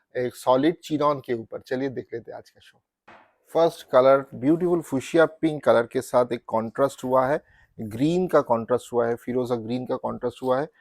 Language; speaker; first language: Hindi; non-native, local second language; Bangla